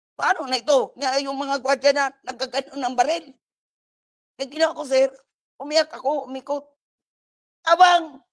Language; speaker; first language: Filipino; non-native, local second language; Cebuano